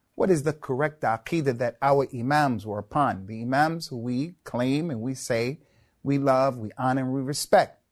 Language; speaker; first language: English; native; English